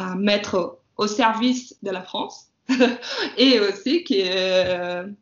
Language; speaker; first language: French; non-native, fluent; Portuguese